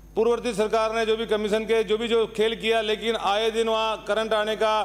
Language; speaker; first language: Hindi; native; Hindi